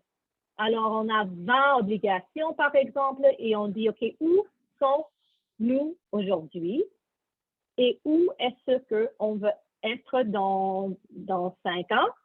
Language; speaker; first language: French; non-native, learner; English